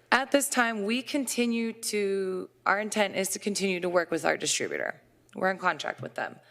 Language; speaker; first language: English; native; English